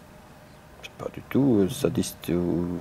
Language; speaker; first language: French; non-native, local second language; Dutch